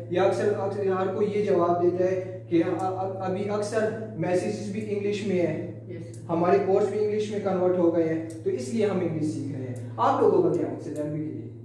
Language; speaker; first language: Urdu; non-native, local second language; Pashto